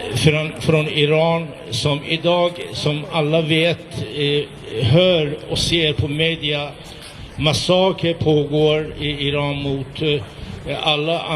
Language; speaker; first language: Swedish; non-native, fluent; Azerbaijani